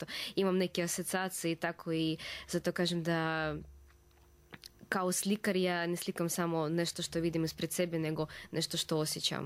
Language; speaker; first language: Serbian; non-native, fluent; Russian